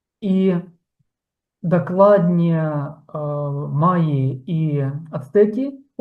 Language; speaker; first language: Polish; non-native, fluent; Ukrainian